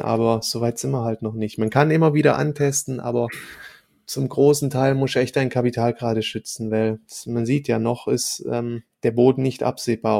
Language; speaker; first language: German; native; German